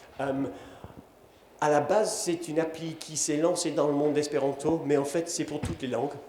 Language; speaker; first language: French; non-native, fluent; English